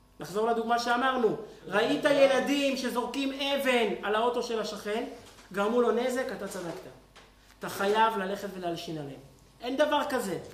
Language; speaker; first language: Hebrew; native; Hebrew